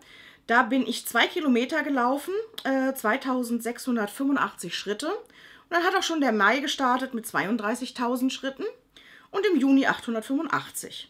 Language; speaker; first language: German; native; German